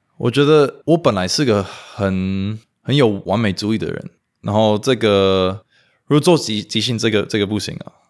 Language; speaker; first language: Chinese; non-native, fluent; Romanian